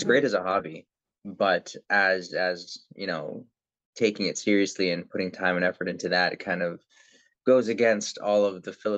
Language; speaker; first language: English; native; English